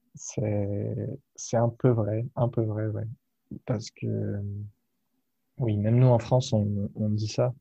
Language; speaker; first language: French; native; French